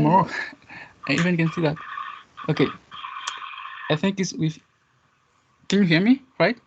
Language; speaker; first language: English; non-native, learner; Spanish